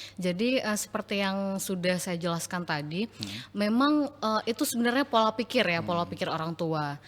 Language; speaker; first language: Indonesian; non-native, local second language; Achinese